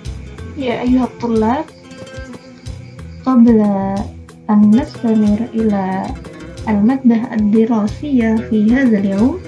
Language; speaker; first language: Arabic; non-native, fluent; Indonesian